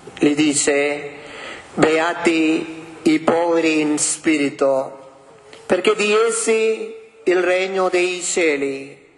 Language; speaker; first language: Italian; non-native, fluent; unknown